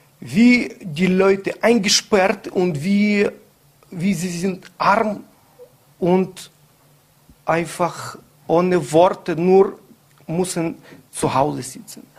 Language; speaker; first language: German; non-native, learner; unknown